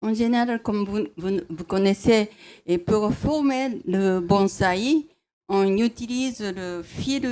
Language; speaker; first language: French; non-native, fluent; Japanese